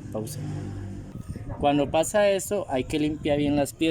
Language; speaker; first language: Spanish; native; Spanish